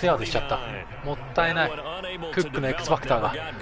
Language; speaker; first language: Japanese; native; Japanese